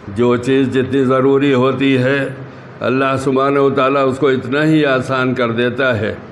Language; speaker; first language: Urdu; native; Urdu